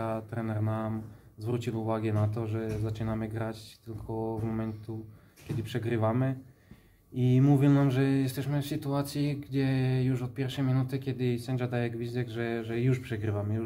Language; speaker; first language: Polish; non-native, fluent; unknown